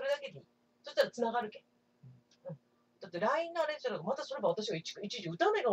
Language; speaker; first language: Japanese; native; Japanese